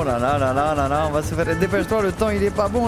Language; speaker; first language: French; native; French